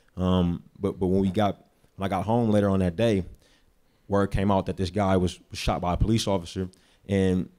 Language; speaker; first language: English; native; English